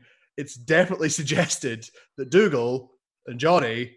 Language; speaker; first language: English; native; English